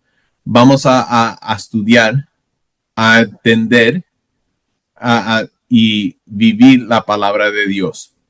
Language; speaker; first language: Spanish; non-native, learner; English